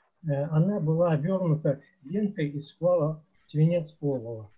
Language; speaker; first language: Russian; native; Russian